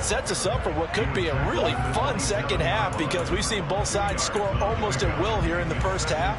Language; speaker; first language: English; native; English